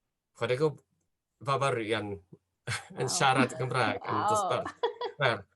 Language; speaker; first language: Welsh; non-native, fluent; Japanese